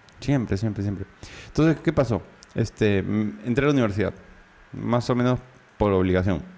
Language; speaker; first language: Spanish; native; Spanish